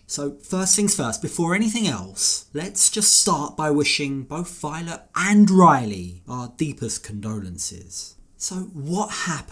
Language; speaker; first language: English; native; English